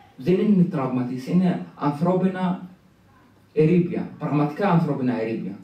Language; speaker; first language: Greek; early bilingual, other home language; Arabic